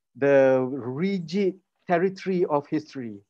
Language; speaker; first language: English; non-native, local second language; Malay